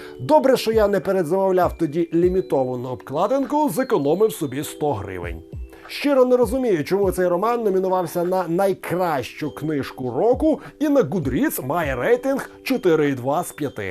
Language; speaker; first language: Ukrainian; native; Ukrainian